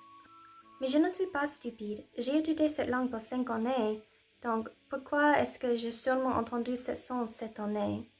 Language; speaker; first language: French; non-native, learner; English